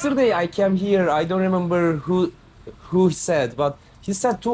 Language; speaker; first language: English; non-native, learner; Turkish